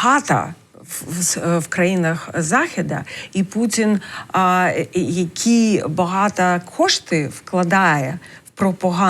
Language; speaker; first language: Ukrainian; non-native, learner; English